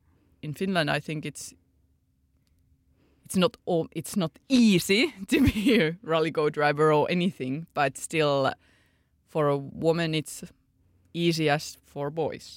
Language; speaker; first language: English; non-native, fluent; Finnish